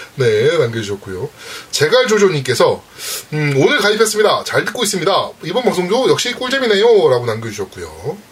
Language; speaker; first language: Korean; native; Korean